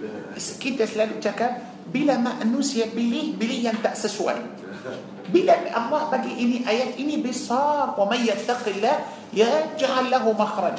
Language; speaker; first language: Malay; non-native, fluent; Arabic